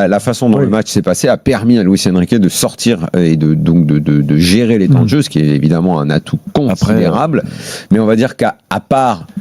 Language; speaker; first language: French; native; French